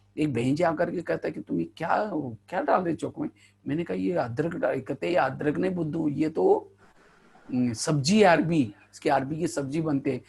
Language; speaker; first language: Hindi; non-native, local second language; Marathi